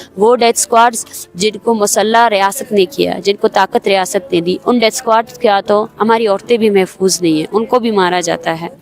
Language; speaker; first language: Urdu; non-native, local second language; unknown